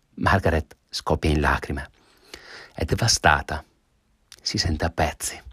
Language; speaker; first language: Italian; native; Italian